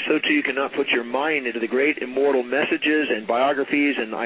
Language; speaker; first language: English; native; English